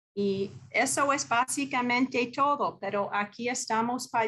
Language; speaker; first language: Spanish; non-native, fluent; English